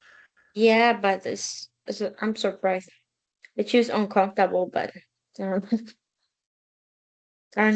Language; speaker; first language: English; non-native, learner; Spanish